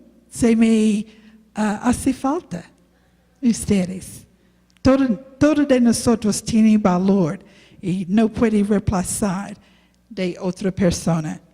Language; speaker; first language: Spanish; non-native, learner; English